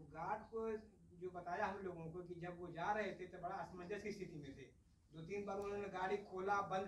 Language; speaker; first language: Hindi; native; Hindi